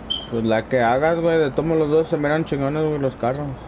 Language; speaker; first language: Spanish; early bilingual, heritage; Spanish